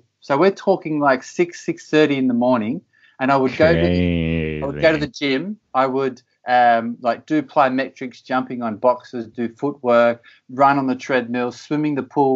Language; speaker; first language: English; native; English